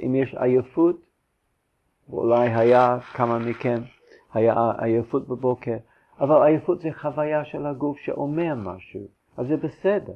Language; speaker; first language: Hebrew; non-native, fluent; English